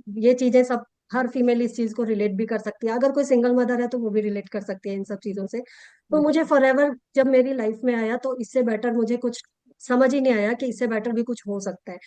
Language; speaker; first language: Hindi; native; Hindi